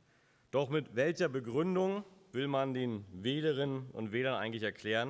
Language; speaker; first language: German; native; German